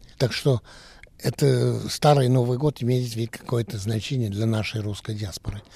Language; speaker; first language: Russian; early bilingual, heritage; Russian